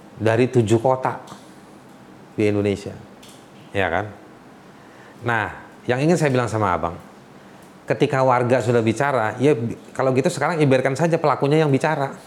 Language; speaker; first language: Indonesian; native; Indonesian